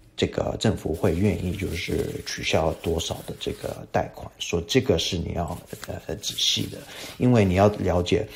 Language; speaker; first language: Chinese; non-native, fluent; English